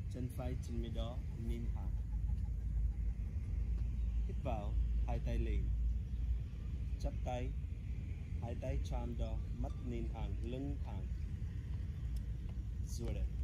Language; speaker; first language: Vietnamese; non-native, learner; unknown